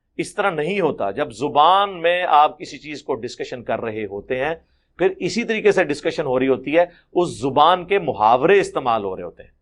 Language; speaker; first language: Urdu; non-native, local second language; Punjabi